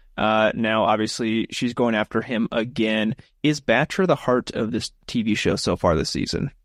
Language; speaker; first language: English; native; English